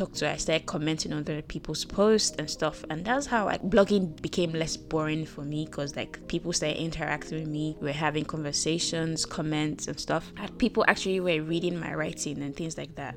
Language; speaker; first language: English; non-native, local second language; Yoruba